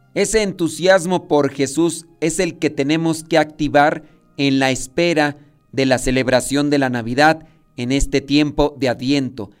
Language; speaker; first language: Spanish; native; Spanish